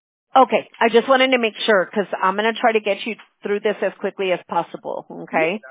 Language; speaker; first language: English; early bilingual, other home language; Spanish